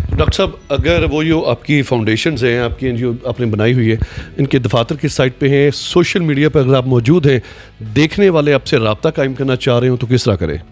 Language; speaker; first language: Urdu; non-native, local second language; Punjabi